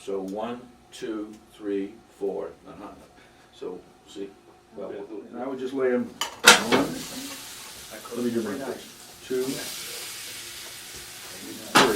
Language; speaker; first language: English; native; English